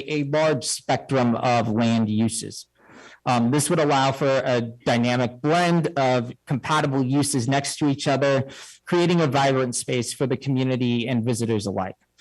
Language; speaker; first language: English; native; English